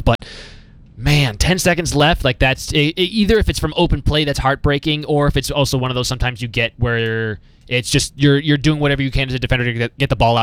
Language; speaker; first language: English; native; English